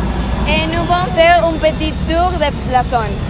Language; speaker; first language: French; non-native, learner; Spanish